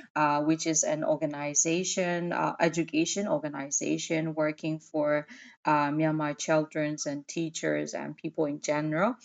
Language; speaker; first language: English; non-native, fluent; Burmese